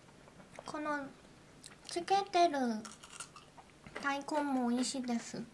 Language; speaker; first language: Japanese; non-native, learner; Korean